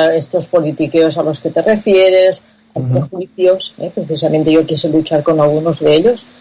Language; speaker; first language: Spanish; non-native, local second language; Catalan